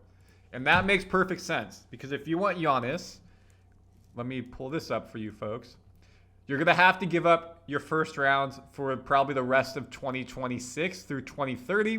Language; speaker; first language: English; native; English